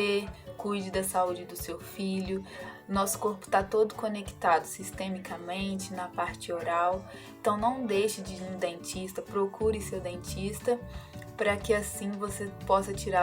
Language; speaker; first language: Portuguese; native; Portuguese